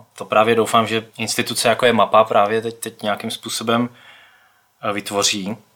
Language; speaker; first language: Czech; native; Czech